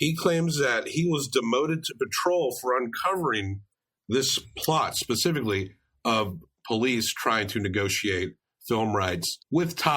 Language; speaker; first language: English; native; English